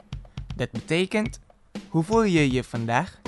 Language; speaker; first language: Dutch; non-native, learner; Indonesian